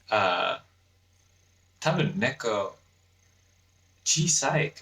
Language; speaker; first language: Japanese; non-native, learner; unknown